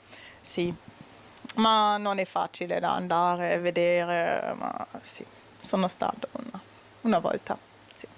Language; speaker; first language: Italian; non-native, learner; German